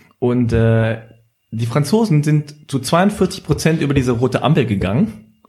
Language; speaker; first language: German; native; German